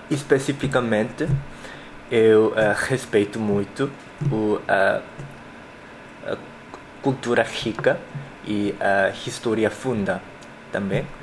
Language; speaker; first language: Portuguese; non-native, learner; Korean